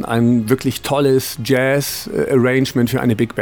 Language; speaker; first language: German; native; German